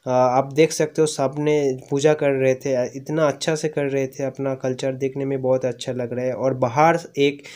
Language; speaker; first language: Hindi; non-native, local second language; Bangla